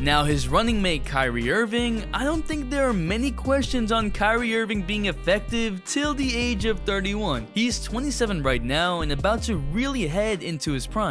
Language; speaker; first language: English; native; English